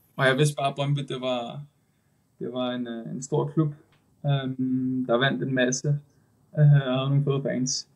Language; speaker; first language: Danish; native; Danish